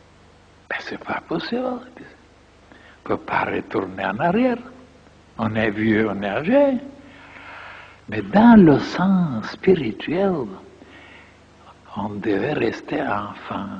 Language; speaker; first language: French; non-native, fluent; Bulgarian